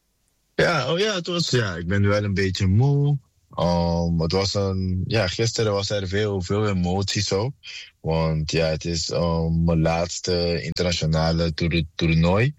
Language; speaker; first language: Dutch; non-native, fluent; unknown